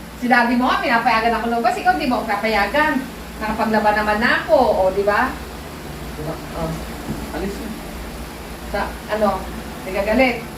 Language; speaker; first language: Filipino; native; Filipino